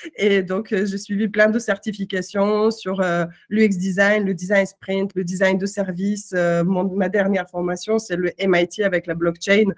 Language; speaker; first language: French; non-native, fluent; Russian